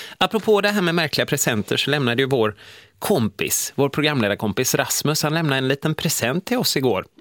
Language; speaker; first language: Swedish; native; Swedish